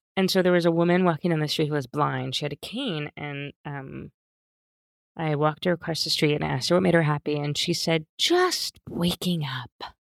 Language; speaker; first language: English; native; English